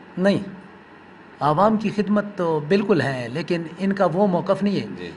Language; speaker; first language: Urdu; non-native, local second language; Pashto